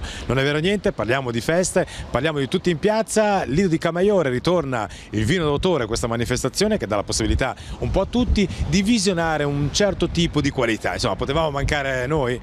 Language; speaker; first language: Italian; native; Italian